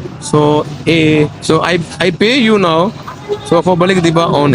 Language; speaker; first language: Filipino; non-native, learner; Urdu